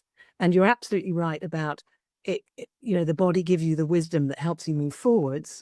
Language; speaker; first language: English; native; English